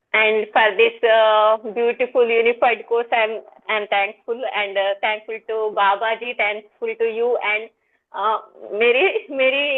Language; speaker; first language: English; non-native, local second language; Hindi